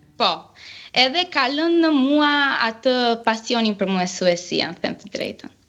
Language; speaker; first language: Albanian; early bilingual, heritage; Albanian